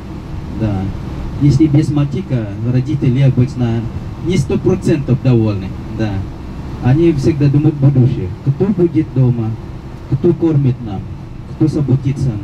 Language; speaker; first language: Russian; non-native, fluent; Balinese